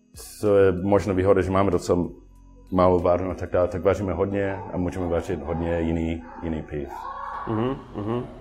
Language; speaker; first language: Czech; non-native, learner; English